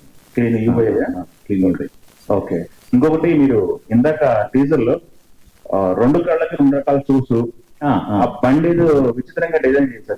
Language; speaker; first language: Telugu; native; Telugu